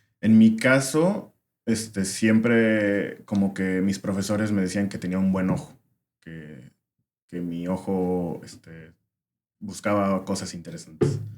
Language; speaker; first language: Spanish; native; Spanish